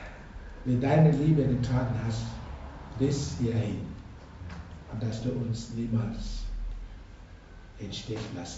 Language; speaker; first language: German; non-native, fluent; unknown